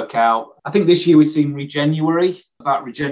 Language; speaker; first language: English; native; English